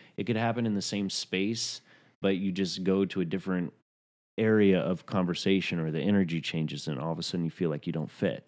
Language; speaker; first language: English; native; English